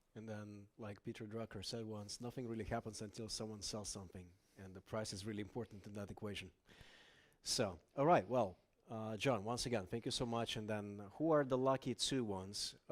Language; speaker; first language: English; non-native, fluent; Lithuanian